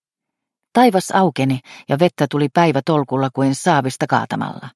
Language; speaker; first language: Finnish; native; Finnish